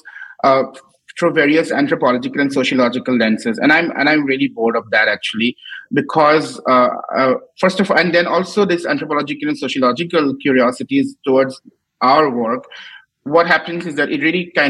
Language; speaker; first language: English; non-native, local second language; Assamese